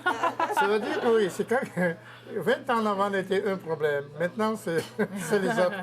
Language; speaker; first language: French; non-native, learner; Russian